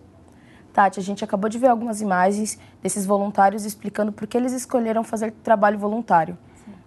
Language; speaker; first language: Portuguese; native; Portuguese